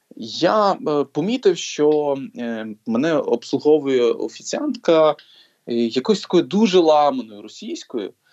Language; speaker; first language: Ukrainian; non-native, local second language; Russian